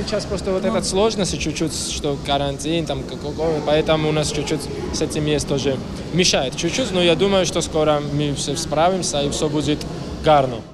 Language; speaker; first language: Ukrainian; non-native, learner; Georgian